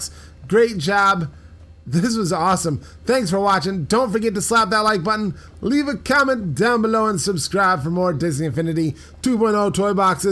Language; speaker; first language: English; native; English